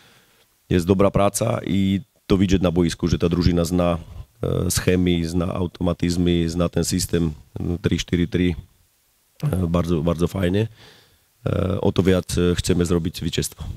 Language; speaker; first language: Polish; non-native, learner; Slovak